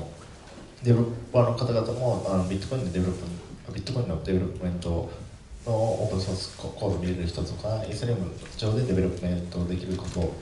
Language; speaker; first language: Japanese; native; Japanese